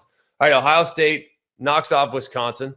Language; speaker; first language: English; native; English